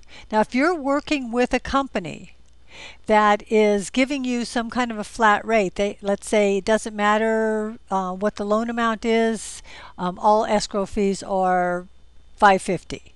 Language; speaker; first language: English; native; English